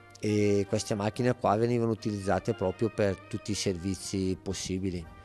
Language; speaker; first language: Italian; native; Italian